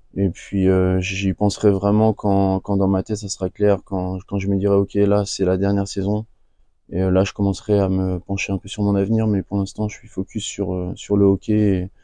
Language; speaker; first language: French; native; French